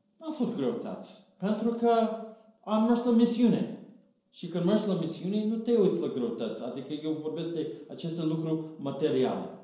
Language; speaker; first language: Romanian; non-native, fluent; English